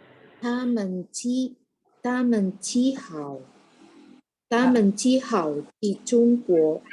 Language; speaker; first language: Chinese; non-native, learner; Indonesian